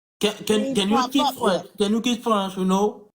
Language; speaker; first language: English; non-native, learner; French